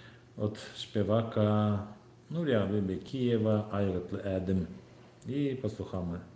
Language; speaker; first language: Polish; non-native, learner; Turkmen